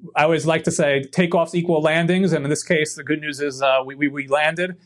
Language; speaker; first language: English; native; English